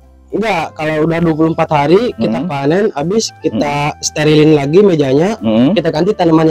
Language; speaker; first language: Indonesian; native; Indonesian